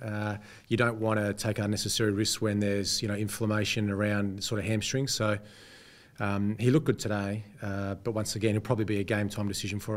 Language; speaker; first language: English; native; English